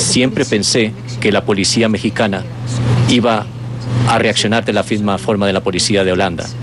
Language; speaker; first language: Spanish; non-native, fluent; Dutch